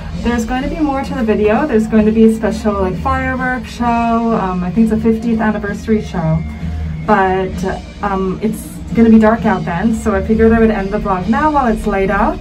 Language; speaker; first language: English; native; English